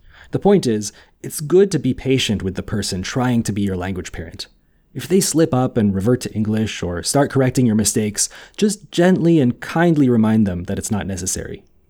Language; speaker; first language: English; native; English